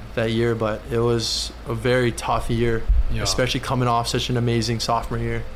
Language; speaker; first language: English; native; English